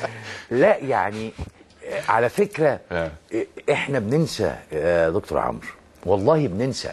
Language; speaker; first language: Arabic; native; Arabic